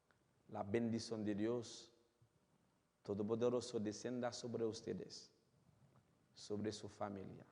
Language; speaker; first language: Spanish; non-native, fluent; Haitian Creole